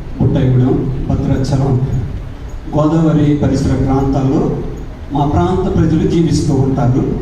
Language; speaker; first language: Telugu; non-native, local second language; Koya